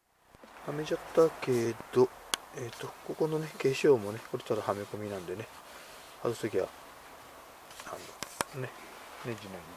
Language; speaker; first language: Japanese; native; Japanese